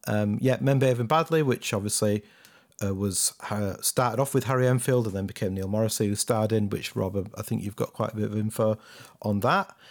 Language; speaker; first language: English; native; English